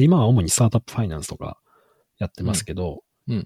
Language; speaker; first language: Japanese; native; Japanese